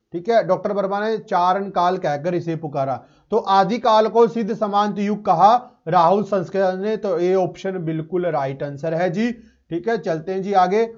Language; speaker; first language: Hindi; non-native, local second language; Punjabi